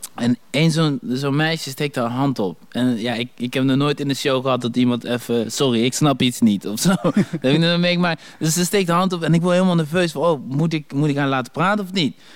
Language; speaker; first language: Dutch; native; Dutch